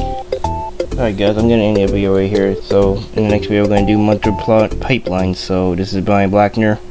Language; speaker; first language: English; native; English